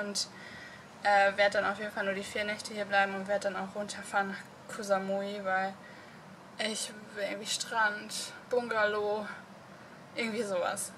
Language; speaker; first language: German; native; German